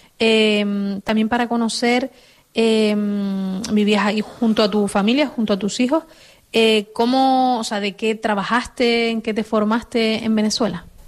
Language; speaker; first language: Spanish; native; Spanish